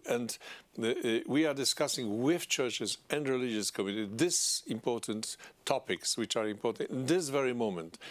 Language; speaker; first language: English; non-native, fluent; Polish